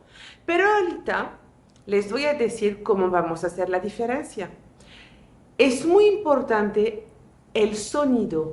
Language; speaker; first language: Spanish; non-native, fluent; French